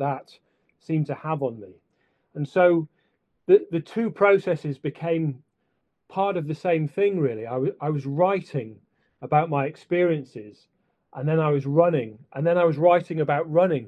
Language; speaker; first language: English; native; English